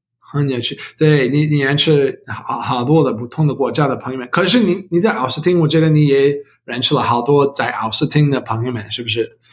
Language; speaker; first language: Chinese; non-native, learner; English